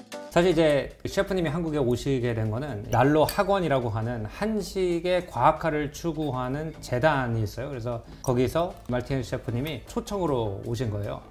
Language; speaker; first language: Korean; native; Korean